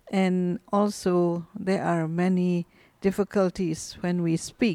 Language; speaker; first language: English; non-native, fluent; Burmese